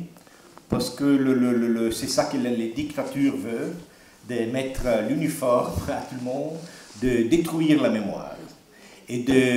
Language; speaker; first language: French; non-native, learner; Italian